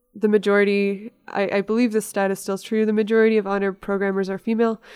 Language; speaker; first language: English; native; English